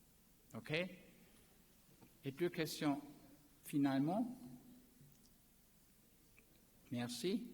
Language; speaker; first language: French; non-native, learner; German